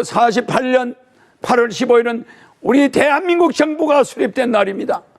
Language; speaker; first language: Korean; native; Korean